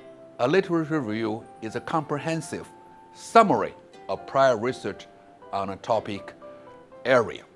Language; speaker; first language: English; non-native, fluent; Chinese